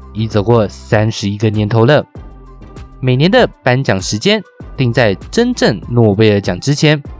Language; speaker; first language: Chinese; native; Chinese